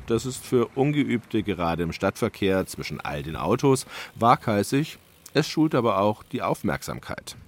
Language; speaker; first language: German; native; German